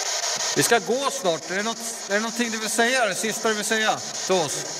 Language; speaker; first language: Swedish; native; Swedish